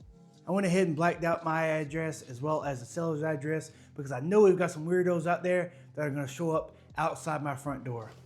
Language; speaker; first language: English; native; English